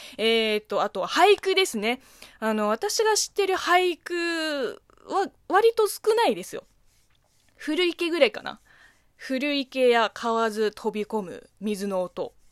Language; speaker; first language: Japanese; non-native, fluent; Chinese